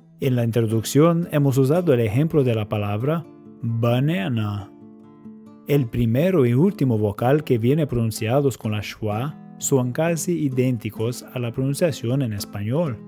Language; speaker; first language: Spanish; non-native, fluent; English